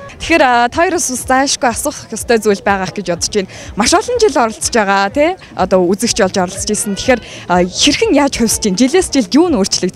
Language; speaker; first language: Mongolian; native; Mongolian